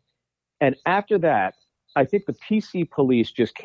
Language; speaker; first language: English; native; English